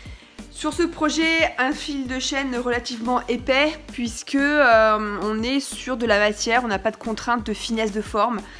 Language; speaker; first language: French; native; French